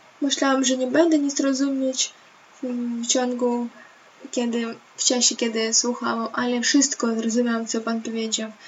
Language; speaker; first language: Polish; non-native, learner; Ukrainian